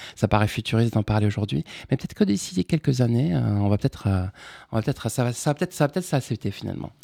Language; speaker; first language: French; non-native, local second language; Arabic